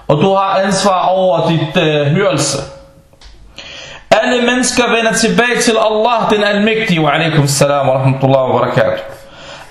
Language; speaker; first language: Danish; non-native, fluent; Arabic